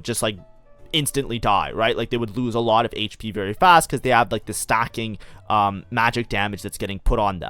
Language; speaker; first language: English; native; English